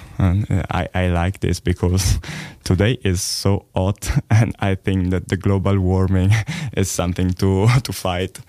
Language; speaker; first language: English; non-native, learner; Italian